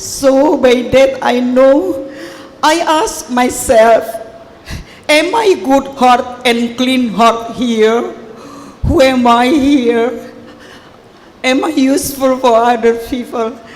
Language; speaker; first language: English; non-native, learner; Indonesian